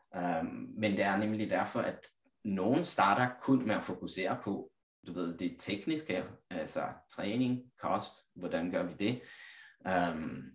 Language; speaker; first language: Danish; non-native, fluent; Italian